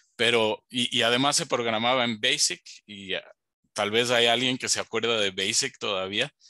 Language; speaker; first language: Spanish; native; Spanish